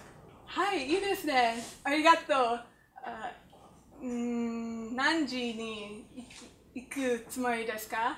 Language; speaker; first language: Japanese; non-native, learner; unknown